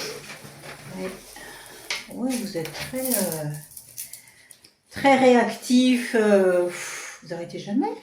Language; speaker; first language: French; native; French